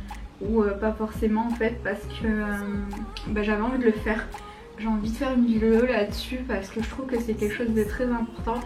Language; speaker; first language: French; native; French